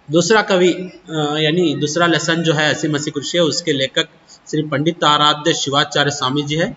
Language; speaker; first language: Hindi; non-native, local second language; Kannada